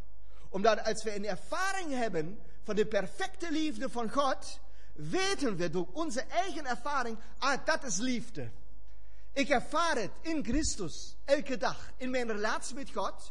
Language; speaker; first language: Dutch; non-native, fluent; German